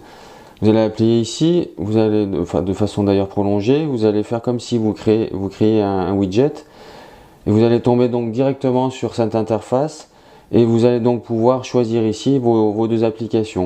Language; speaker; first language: French; native; French